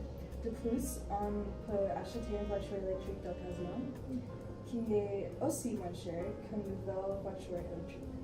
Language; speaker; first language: French; non-native, learner; English